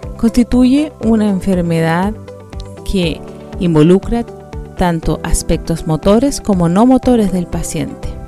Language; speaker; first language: Spanish; native; Spanish